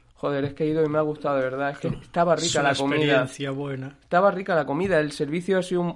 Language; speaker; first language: Spanish; native; Spanish